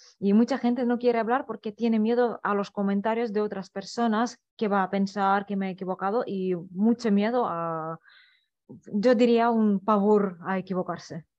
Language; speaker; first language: Spanish; non-native, fluent; Russian